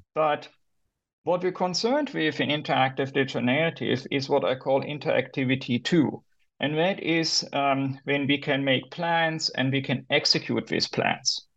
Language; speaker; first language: English; non-native, fluent; German